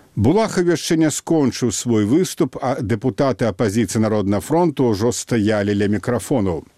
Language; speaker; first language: Belarusian; native; Belarusian